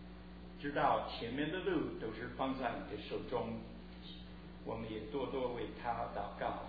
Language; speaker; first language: Chinese; early bilingual, heritage; Chinese